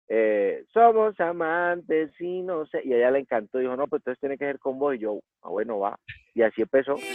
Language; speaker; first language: Spanish; native; Spanish